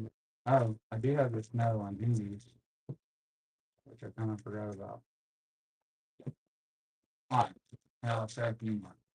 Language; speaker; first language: English; native; English